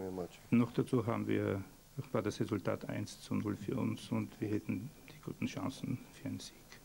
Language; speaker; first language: German; non-native, fluent; Bulgarian